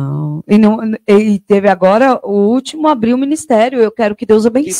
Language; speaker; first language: Portuguese; native; Portuguese